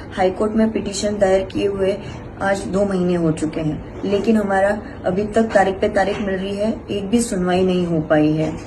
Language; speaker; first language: Hindi; native; Hindi